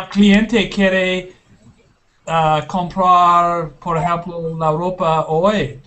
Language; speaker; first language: Spanish; non-native, learner; English